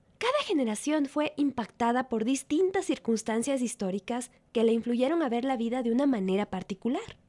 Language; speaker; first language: Spanish; native; Spanish